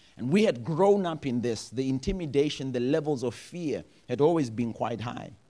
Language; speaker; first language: English; non-native, local second language; Shona